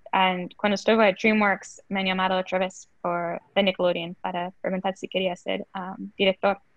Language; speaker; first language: Spanish; early bilingual, other home language; English